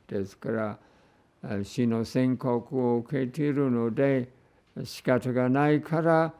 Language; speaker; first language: Japanese; non-native, fluent; English